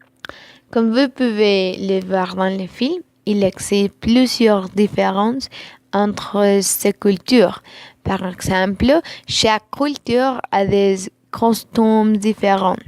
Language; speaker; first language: French; non-native, learner; Spanish